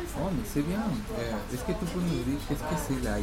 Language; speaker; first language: French; non-native, learner; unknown